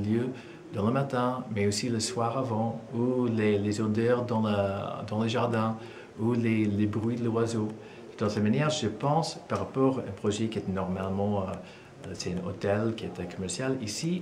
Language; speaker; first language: French; non-native, fluent; English